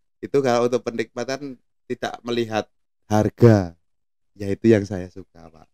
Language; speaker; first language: Indonesian; non-native, local second language; Javanese